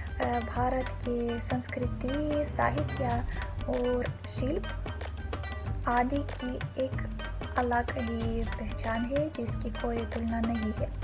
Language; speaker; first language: Hindi; non-native, fluent; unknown